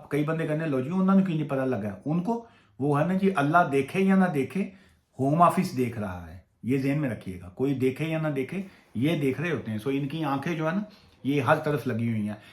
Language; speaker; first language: Urdu; non-native, local second language; Punjabi